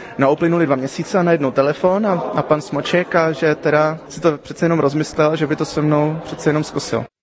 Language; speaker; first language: Czech; early bilingual, heritage; Czech